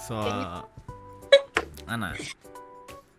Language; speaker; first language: English; non-native, fluent; Indonesian